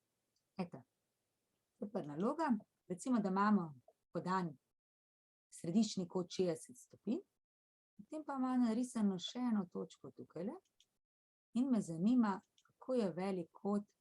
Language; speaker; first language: Slovenian; native; Slovenian